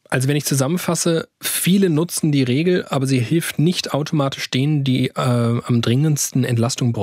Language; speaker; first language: German; native; German